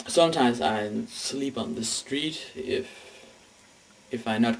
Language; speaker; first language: English; non-native, learner; Danish